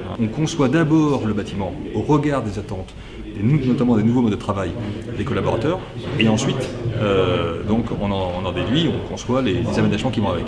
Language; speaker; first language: French; native; French